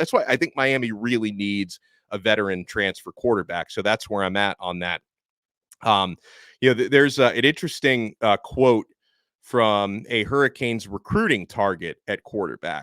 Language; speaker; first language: English; native; English